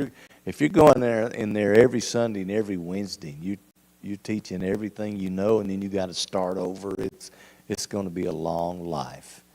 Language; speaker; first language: English; native; English